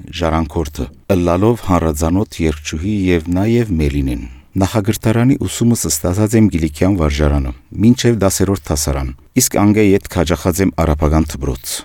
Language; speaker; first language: Armenian; native; Armenian